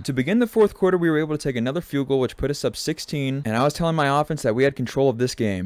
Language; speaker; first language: English; native; English